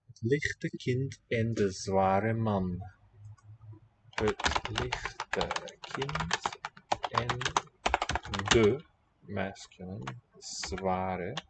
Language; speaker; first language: Dutch; non-native, learner; English